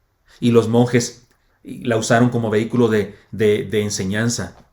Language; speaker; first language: Spanish; native; Spanish